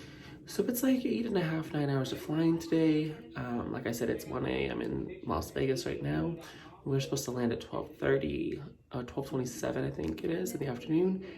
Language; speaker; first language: English; native; English